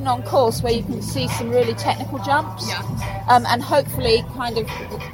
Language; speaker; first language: English; native; English